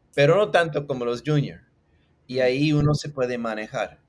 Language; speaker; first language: Spanish; non-native, local second language; English